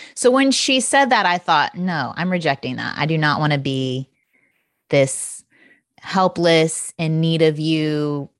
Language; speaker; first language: English; native; English